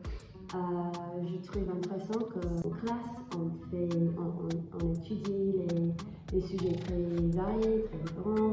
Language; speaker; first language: French; non-native, learner; English